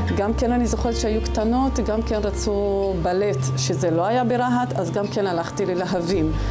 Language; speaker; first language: Hebrew; non-native, local second language; Arabic